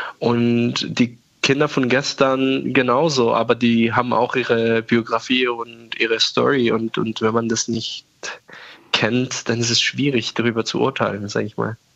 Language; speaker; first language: German; non-native, fluent; Persian